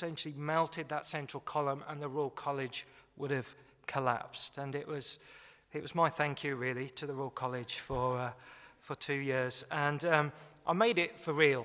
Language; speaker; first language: English; native; English